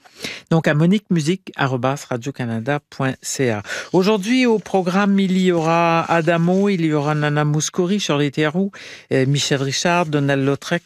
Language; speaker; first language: French; native; French